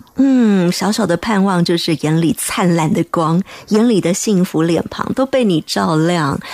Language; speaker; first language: Chinese; native; Chinese